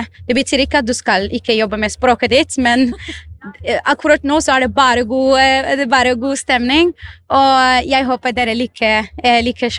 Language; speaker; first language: Norwegian; non-native, fluent; Arabic